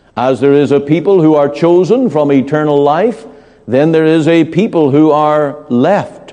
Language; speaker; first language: English; native; English